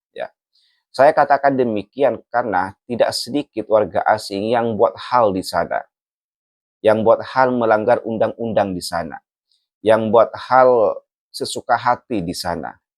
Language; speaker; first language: Indonesian; native; Indonesian